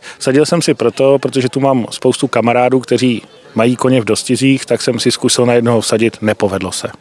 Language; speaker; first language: Czech; native; Czech